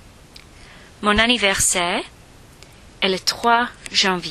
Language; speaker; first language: French; non-native, learner; English